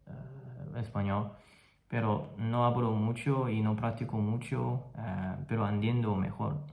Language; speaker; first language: Spanish; non-native, learner; Chinese